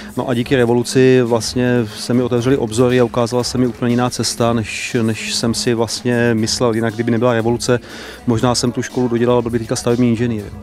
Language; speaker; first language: Czech; native; Czech